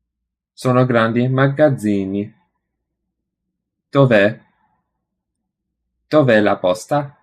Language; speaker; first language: Italian; non-native, learner; English